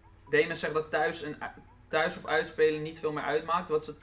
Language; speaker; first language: Dutch; native; Dutch